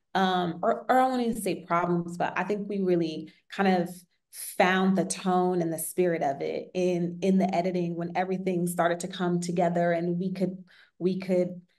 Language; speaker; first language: English; native; English